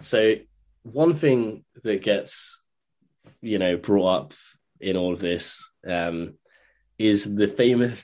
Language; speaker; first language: English; native; English